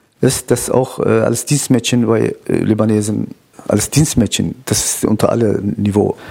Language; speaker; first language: German; non-native, fluent; Kurdish